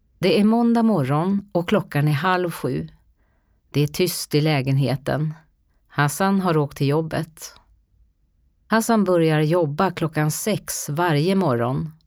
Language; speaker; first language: Swedish; native; Swedish